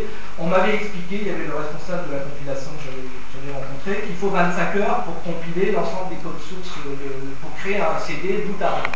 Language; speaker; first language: French; native; French